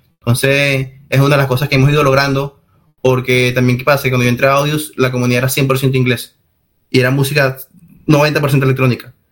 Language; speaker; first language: Spanish; native; Spanish